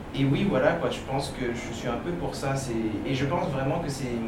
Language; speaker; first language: French; native; French